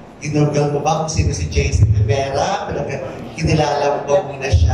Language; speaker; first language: Filipino; native; Filipino